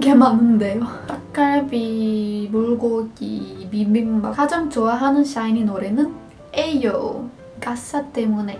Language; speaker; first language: Korean; non-native, fluent; Portuguese